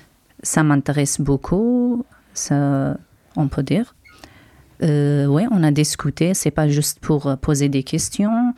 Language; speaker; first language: French; non-native, learner; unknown